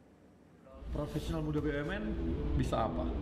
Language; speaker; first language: Indonesian; native; Indonesian